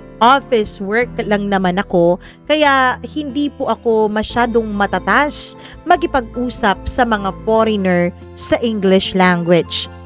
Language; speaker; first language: Filipino; non-native, local second language; Cebuano